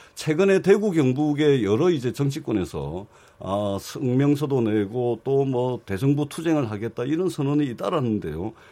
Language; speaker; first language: Korean; native; Korean